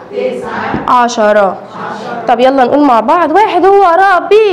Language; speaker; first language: Arabic; native; Arabic